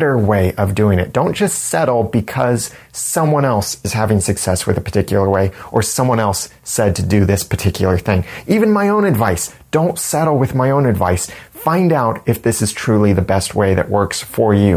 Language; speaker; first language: English; native; English